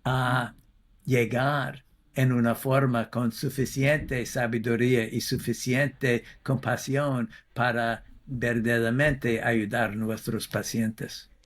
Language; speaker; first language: Spanish; non-native, fluent; English